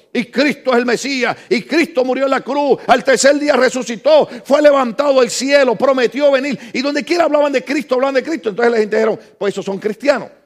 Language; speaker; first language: Spanish; native; Spanish